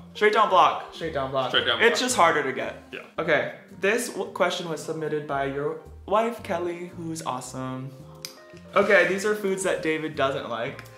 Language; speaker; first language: English; native; English